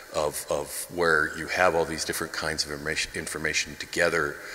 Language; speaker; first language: English; native; English